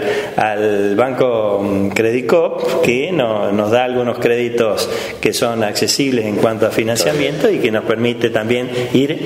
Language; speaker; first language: Spanish; native; Spanish